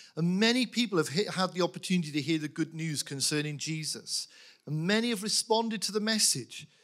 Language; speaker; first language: English; native; English